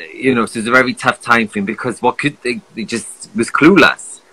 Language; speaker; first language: English; native; English